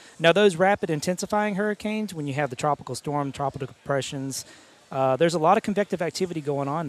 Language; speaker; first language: English; native; English